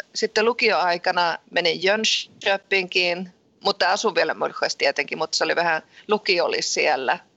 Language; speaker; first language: Finnish; early bilingual, heritage; Finnish